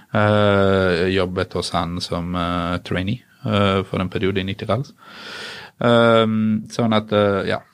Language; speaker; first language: Norwegian; non-native, fluent; Italian